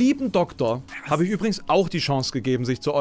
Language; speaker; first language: German; native; German